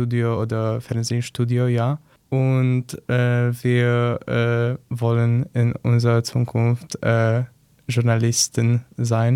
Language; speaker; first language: German; non-native, learner; Polish